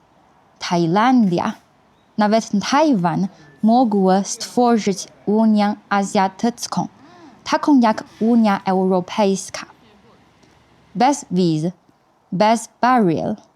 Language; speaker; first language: Polish; non-native, fluent; Chinese